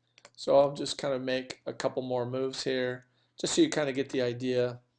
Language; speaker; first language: English; native; English